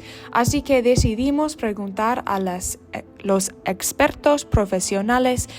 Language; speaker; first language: Spanish; non-native, learner; English